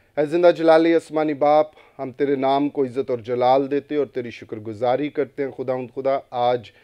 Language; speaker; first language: Urdu; non-native, local second language; Punjabi